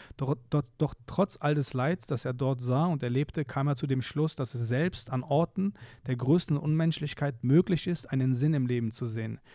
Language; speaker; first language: German; early bilingual, other home language; Polish